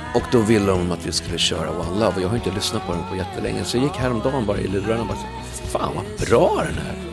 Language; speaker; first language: Swedish; native; Swedish